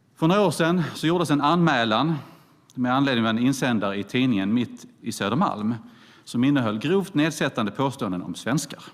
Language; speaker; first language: Swedish; native; Swedish